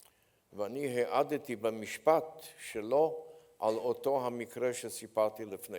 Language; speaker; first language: Hebrew; non-native, fluent; Polish